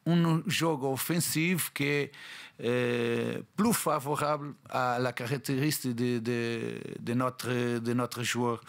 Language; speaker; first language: French; non-native, learner; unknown